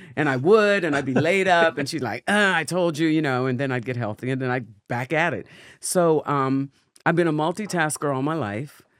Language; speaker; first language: English; native; English